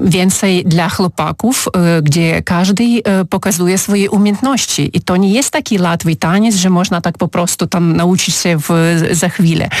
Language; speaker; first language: Polish; non-native, fluent; Ukrainian